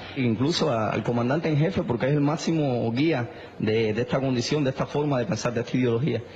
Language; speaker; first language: Spanish; native; Spanish